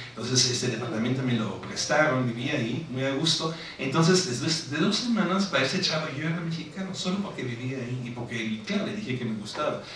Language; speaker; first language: Spanish; non-native, fluent; German